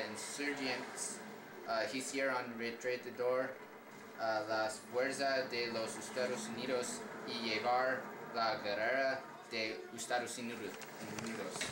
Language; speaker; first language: Spanish; non-native, learner; English